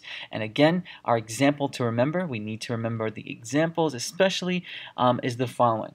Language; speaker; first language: English; native; English